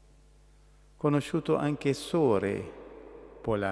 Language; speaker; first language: Italian; non-native, learner; Arabic